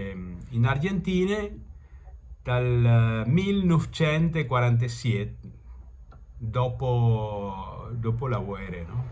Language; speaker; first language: Italian; early bilingual, heritage; Italian